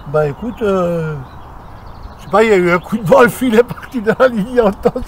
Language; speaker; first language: French; native; French